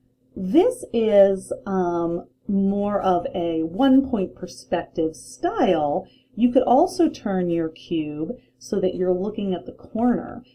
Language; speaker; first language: English; native; English